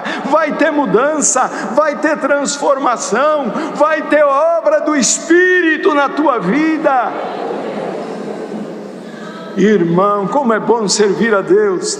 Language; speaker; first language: Portuguese; native; Portuguese